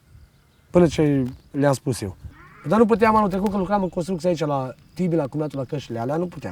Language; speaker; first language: Romanian; native; Romanian